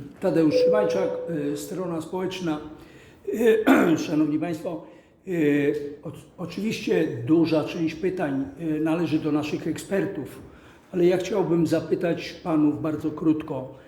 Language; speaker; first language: Polish; native; Polish